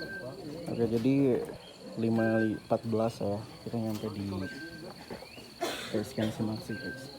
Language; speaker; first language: Indonesian; native; Indonesian